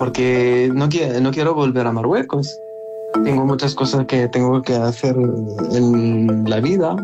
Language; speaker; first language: Spanish; non-native, learner; Arabic